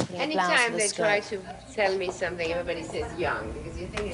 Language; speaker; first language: English; non-native, fluent; French